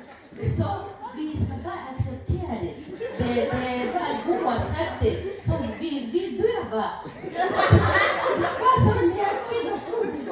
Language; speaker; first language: Danish; non-native, learner; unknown